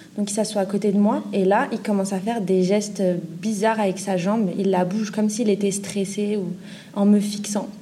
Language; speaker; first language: French; native; French